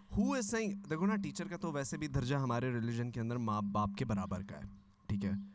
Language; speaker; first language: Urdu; native; Urdu